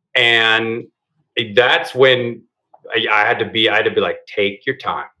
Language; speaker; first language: English; native; English